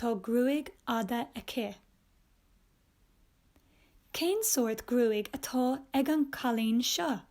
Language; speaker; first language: Irish; non-native, local second language; English